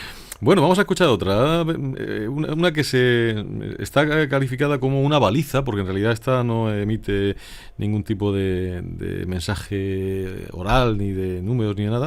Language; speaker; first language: Spanish; native; Spanish